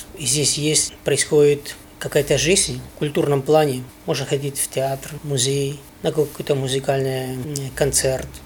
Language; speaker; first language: Russian; non-native, fluent; Spanish